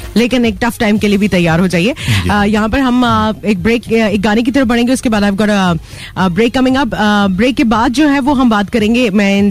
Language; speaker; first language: Urdu; native; Urdu